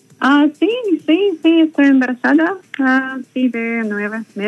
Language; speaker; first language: Spanish; non-native, learner; Russian